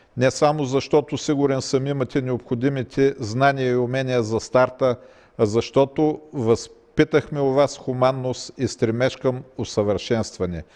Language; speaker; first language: Bulgarian; native; Bulgarian